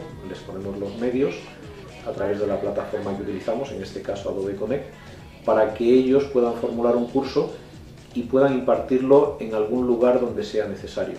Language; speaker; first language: Spanish; native; Spanish